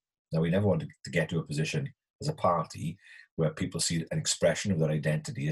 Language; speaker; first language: English; native; English